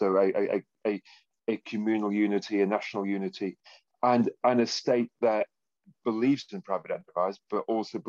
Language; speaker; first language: English; native; English